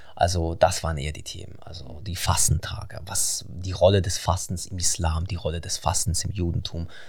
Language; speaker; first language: German; non-native, fluent; Russian